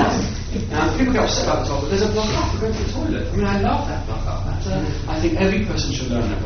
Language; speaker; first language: English; native; English